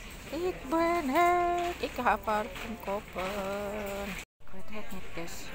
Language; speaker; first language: Dutch; non-native, learner; Indonesian